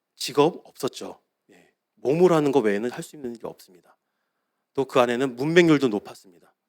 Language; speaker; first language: Korean; native; Korean